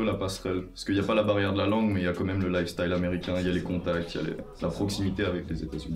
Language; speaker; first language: French; native; French